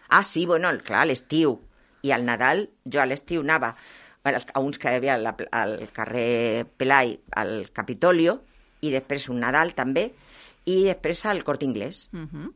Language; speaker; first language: Catalan; non-native, local second language; Spanish